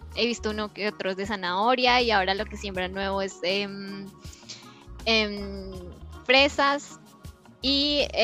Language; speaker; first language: Spanish; native; Spanish